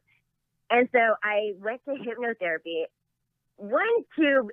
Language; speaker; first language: English; native; English